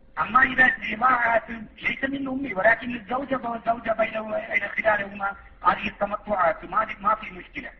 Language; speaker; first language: Arabic; non-native, learner; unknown